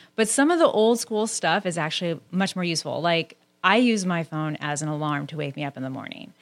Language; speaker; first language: English; native; English